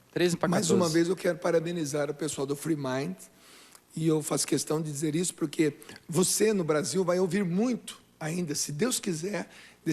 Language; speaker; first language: Portuguese; native; Portuguese